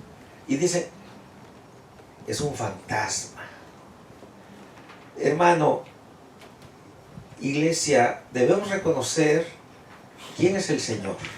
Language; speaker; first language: Spanish; native; Spanish